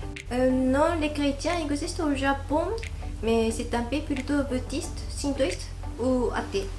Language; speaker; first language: French; non-native, fluent; Japanese